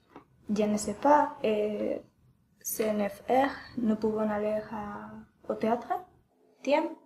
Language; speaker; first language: French; non-native, learner; Spanish